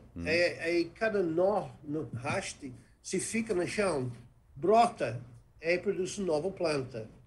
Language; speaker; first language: Portuguese; non-native, fluent; English